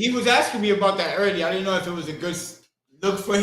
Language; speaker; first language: English; native; English